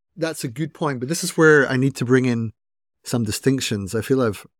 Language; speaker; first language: English; native; English